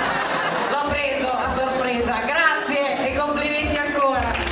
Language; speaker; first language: Italian; native; Italian